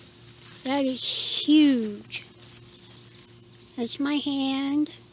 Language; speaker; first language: English; native; English